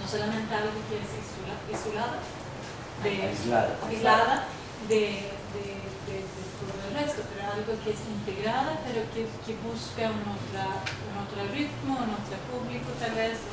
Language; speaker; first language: Spanish; non-native, learner; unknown